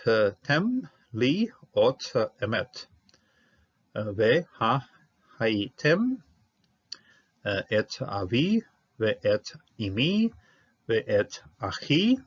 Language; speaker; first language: Hebrew; non-native, fluent; English